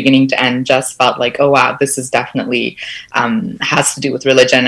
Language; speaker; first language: English; native; English